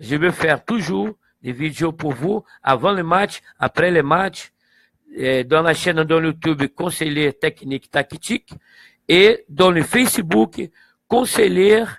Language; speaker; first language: French; non-native, fluent; Portuguese